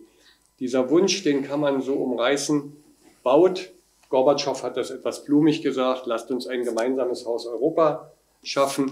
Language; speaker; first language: German; native; German